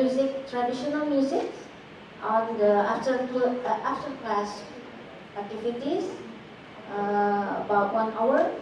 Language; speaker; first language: English; non-native, fluent; Indonesian